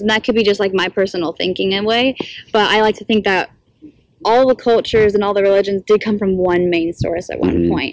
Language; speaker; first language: English; native; English